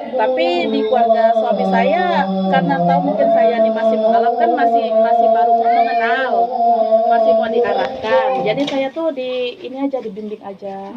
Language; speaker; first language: Indonesian; native; Indonesian